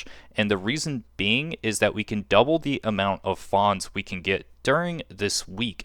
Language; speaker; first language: English; native; English